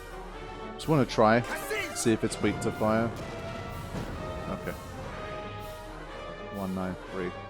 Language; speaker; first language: English; native; English